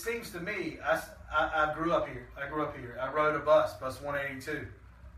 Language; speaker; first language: English; native; English